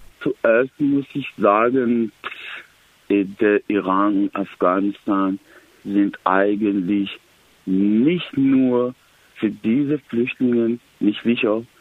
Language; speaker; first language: German; non-native, learner; Persian